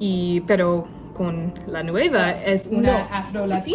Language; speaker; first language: Spanish; non-native, learner; English